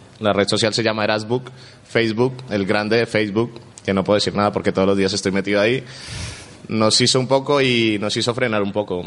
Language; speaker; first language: Spanish; native; Spanish